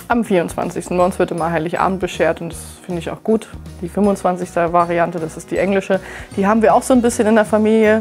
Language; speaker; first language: German; native; German